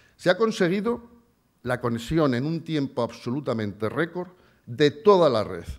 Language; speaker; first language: Spanish; native; Spanish